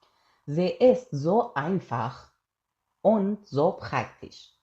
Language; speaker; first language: German; non-native, fluent; Persian